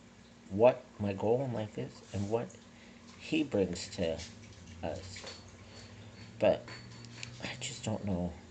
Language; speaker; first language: English; native; English